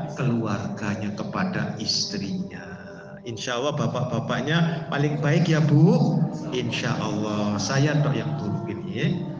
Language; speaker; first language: Indonesian; non-native, local second language; Javanese